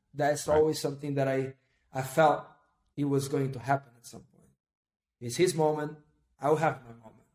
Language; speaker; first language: English; non-native, fluent; Portuguese